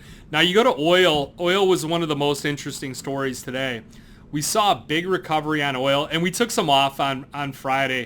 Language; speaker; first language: English; native; English